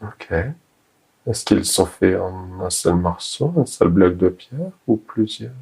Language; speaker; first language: French; native; French